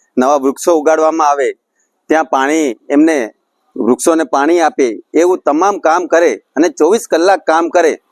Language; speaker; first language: Gujarati; native; Gujarati